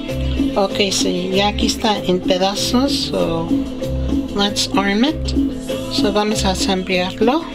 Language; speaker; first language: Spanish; early bilingual, heritage; Spanish